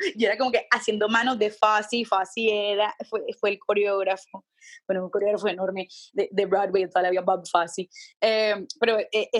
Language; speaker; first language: Spanish; native; Spanish